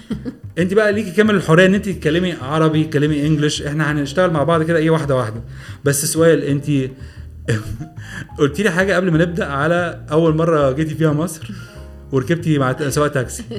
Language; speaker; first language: Arabic; native; Arabic